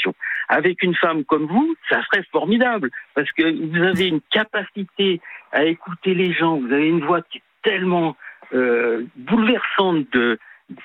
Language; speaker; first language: French; native; French